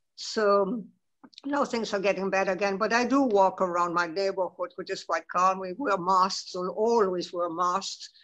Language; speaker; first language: English; non-native, fluent; Spanish